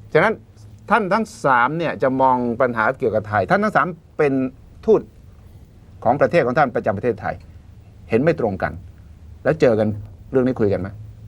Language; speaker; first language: Thai; native; Thai